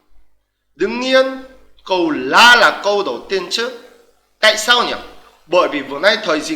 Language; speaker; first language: Vietnamese; non-native, fluent; Korean